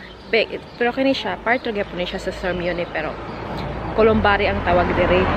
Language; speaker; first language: Filipino; non-native, local second language; Cebuano